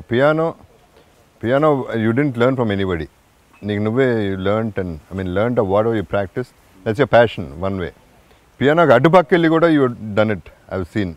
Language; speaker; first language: Telugu; native; Telugu